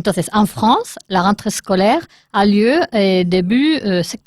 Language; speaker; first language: French; non-native, learner; Spanish